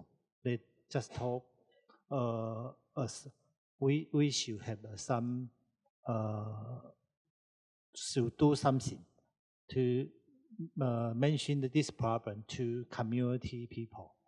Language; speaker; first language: English; non-native, learner; Chinese